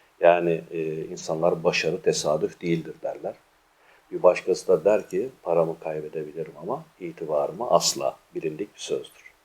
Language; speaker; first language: Turkish; native; Turkish